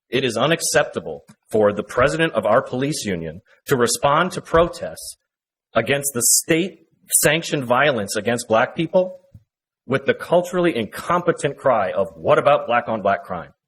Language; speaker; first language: English; native; English